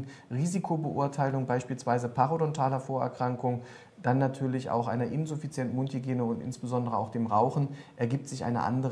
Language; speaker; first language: German; native; German